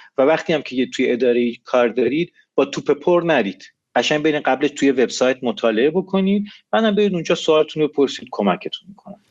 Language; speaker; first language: Persian; native; Persian